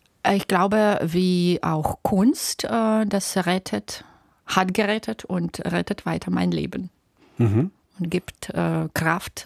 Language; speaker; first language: German; non-native, fluent; Russian